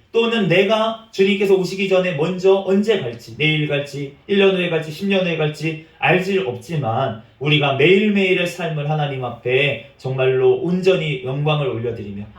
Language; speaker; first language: Korean; native; Korean